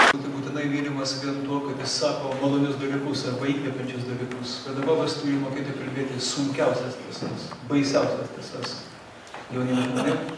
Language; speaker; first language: Lithuanian; native; Lithuanian